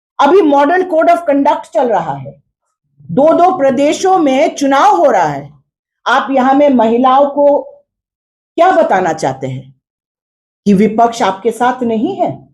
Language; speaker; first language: Hindi; non-native, local second language; Khasi